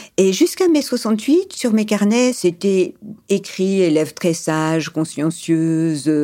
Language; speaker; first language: French; early bilingual, other home language; English